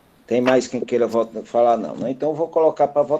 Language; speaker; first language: Portuguese; native; Portuguese